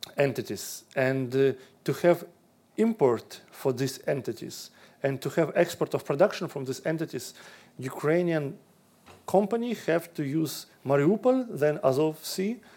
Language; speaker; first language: English; non-native, fluent; Russian